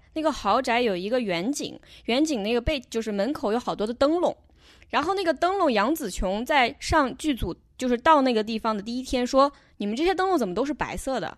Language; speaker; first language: Chinese; native; Chinese